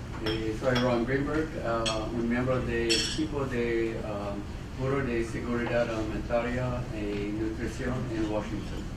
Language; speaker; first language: Spanish; non-native, fluent; English